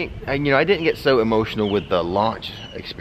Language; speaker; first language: English; native; English